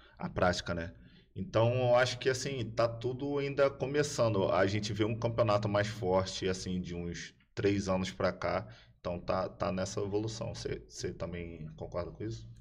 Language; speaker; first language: Portuguese; native; Portuguese